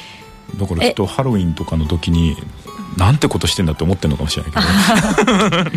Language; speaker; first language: Japanese; native; Japanese